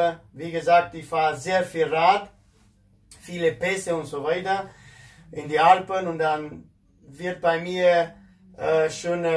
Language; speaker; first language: German; non-native, fluent; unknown